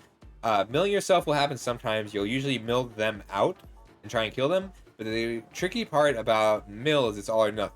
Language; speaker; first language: English; native; English